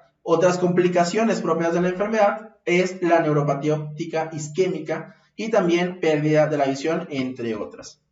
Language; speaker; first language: Spanish; native; Spanish